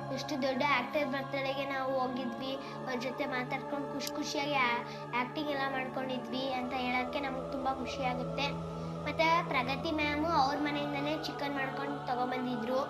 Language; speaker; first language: Kannada; native; Kannada